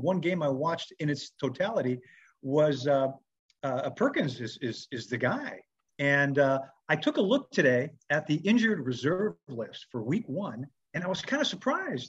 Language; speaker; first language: English; native; English